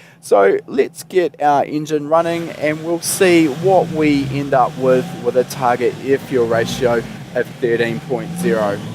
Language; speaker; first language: English; native; English